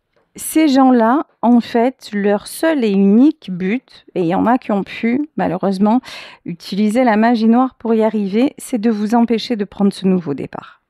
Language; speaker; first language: French; native; French